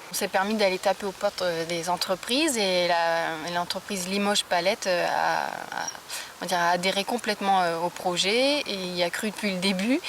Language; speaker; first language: French; native; French